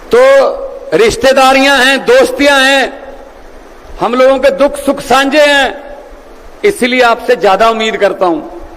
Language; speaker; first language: Hindi; non-native, local second language; Punjabi